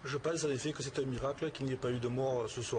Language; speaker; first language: French; native; French